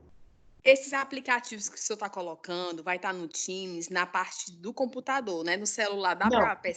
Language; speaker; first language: Portuguese; native; Portuguese